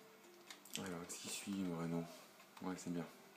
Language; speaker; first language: French; native; French